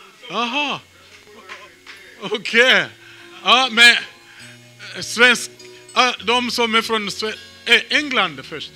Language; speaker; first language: Swedish; non-native, fluent; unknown